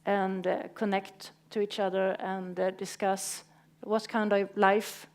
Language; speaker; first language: English; non-native, fluent; Swedish